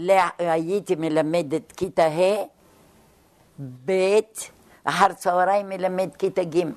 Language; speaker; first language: Hebrew; non-native, fluent; Arabic